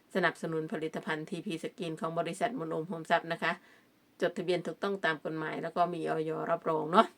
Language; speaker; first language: Thai; native; Thai